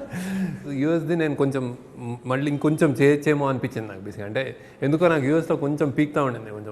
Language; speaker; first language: Telugu; native; Telugu